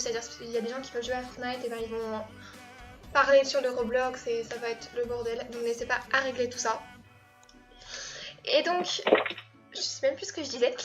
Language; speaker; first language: French; native; French